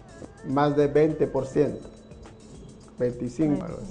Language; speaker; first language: Spanish; non-native, fluent; Chinese